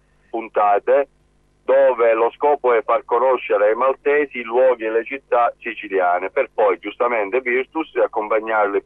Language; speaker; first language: Italian; native; Italian